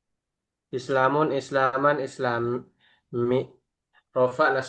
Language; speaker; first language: Arabic; non-native, learner; Indonesian